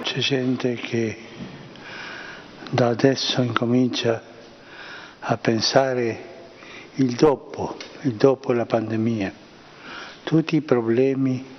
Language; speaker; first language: Italian; non-native, fluent; Spanish